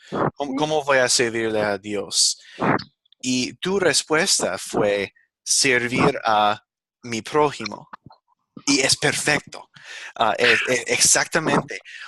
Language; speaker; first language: Spanish; non-native, fluent; English